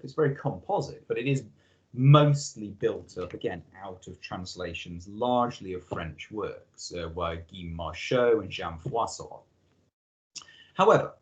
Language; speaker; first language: English; native; English